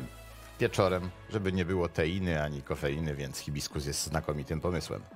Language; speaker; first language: Polish; native; Polish